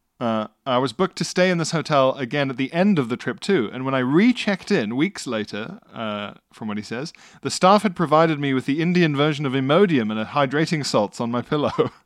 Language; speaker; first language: English; native; English